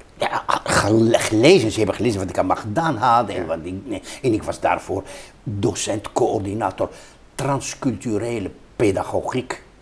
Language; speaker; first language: Dutch; non-native, fluent; Hebrew